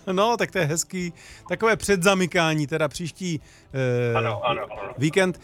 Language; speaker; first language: Czech; native; Czech